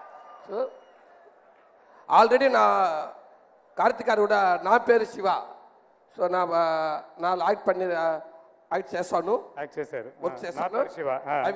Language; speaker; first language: Telugu; non-native, learner; Tamil